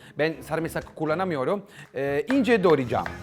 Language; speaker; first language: Turkish; non-native, learner; Italian